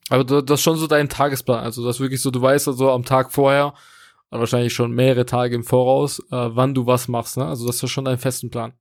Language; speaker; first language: German; native; German